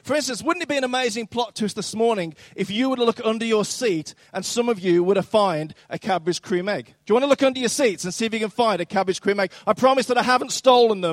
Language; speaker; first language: English; native; English